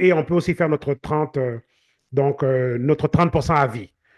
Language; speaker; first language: French; native; French